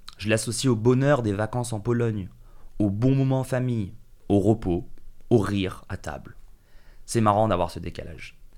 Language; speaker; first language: French; early bilingual, other home language; English